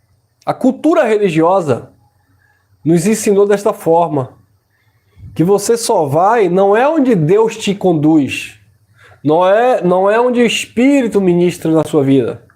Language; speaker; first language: Portuguese; native; Portuguese